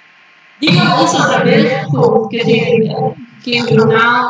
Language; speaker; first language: Portuguese; early bilingual, heritage; Portuguese